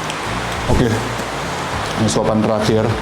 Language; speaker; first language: Indonesian; native; Indonesian